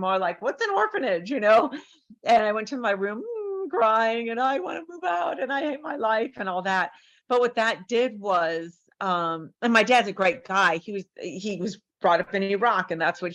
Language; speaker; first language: English; native; English